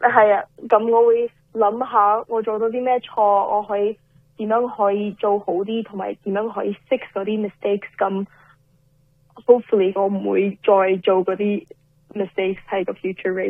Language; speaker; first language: Cantonese; early bilingual, heritage; Cantonese